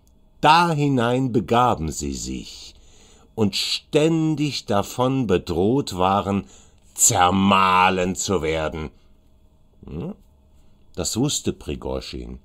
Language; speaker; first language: German; native; German